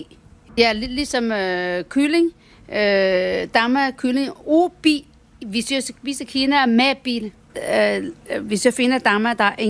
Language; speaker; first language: Danish; non-native, learner; Chinese